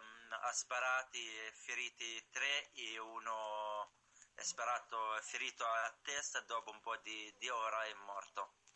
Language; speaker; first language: Italian; non-native, learner; Arabic